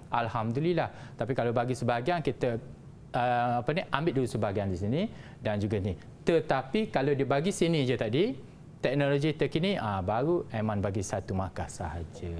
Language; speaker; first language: Malay; native; Malay